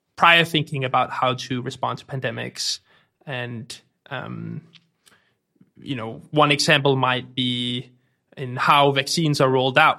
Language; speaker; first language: English; non-native, fluent; Danish